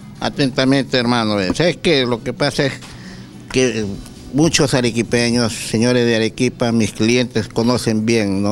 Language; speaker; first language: Spanish; native; Spanish